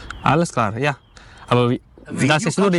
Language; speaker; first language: German; non-native, learner; Indonesian